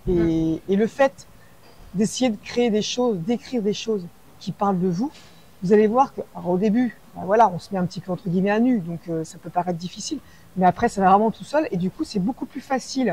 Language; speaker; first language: French; native; French